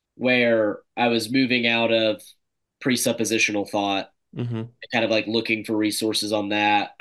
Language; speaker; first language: English; native; English